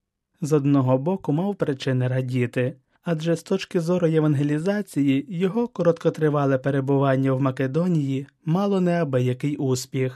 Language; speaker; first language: Ukrainian; native; Ukrainian